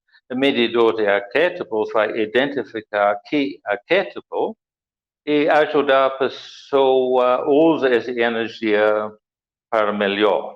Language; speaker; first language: Portuguese; non-native, learner; English